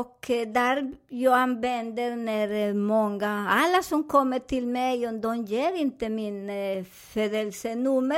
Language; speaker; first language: Swedish; non-native, learner; Spanish